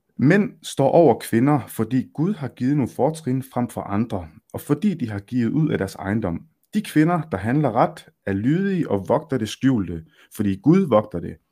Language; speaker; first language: Danish; early bilingual, other home language; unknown